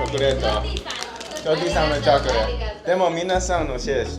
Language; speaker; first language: Japanese; non-native, learner; Chinese